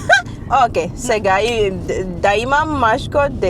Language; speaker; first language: Macedonian; non-native, learner; English